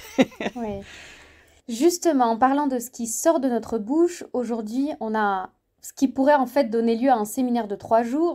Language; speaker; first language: French; native; French